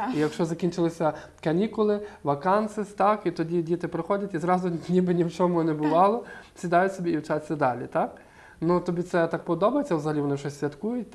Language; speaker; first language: Ukrainian; native; Ukrainian